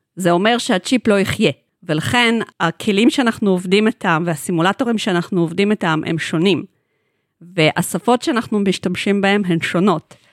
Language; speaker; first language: Hebrew; non-native, fluent; Russian